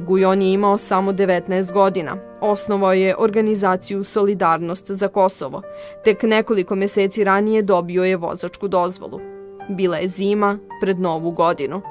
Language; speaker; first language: Serbian; native; Serbian